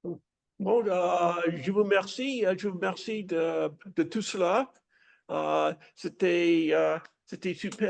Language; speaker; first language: French; non-native, fluent; English